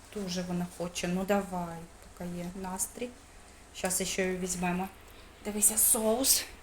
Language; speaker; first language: Ukrainian; non-native, local second language; Russian